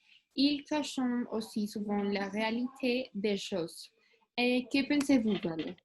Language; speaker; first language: French; non-native, learner; Spanish